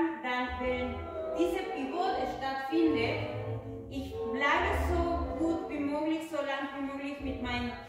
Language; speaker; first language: German; non-native, fluent; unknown